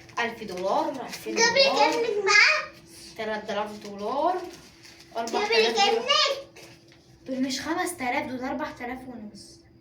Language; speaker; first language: Arabic; native; Arabic